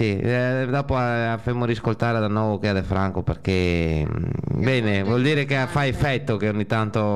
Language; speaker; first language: Italian; native; Italian